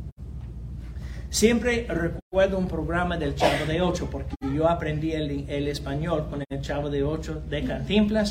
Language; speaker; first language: Spanish; non-native, fluent; English